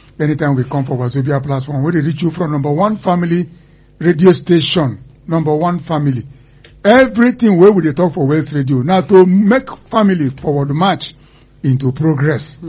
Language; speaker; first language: Nigerian Pidgin; non-native, local second language; Igbo